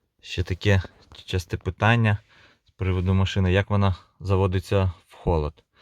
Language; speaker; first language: Ukrainian; non-native, local second language; Russian